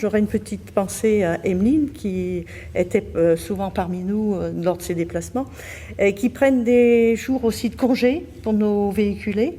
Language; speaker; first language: French; native; French